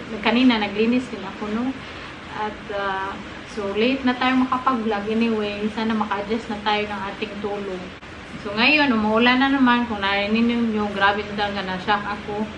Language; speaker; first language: Filipino; non-native, local second language; Cebuano